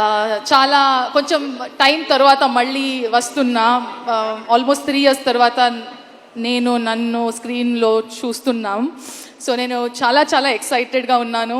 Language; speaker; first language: Telugu; non-native, learner; Kannada